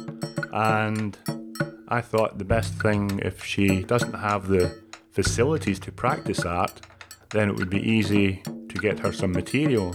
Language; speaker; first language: English; native; English